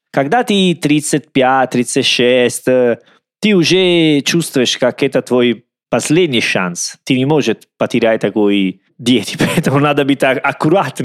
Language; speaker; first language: Russian; non-native, learner; Italian